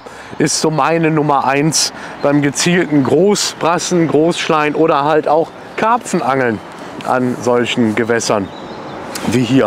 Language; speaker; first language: German; native; German